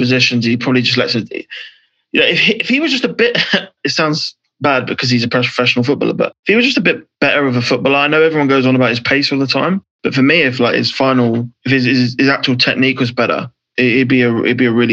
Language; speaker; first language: English; native; English